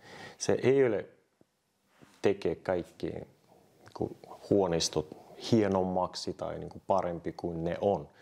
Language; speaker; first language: Finnish; non-native, fluent; Russian